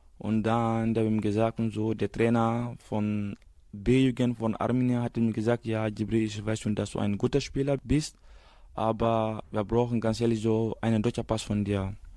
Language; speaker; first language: German; non-native, learner; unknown